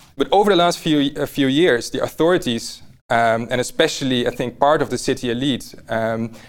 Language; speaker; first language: English; non-native, fluent; Dutch